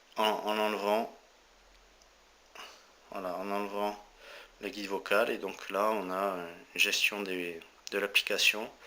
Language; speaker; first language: French; native; French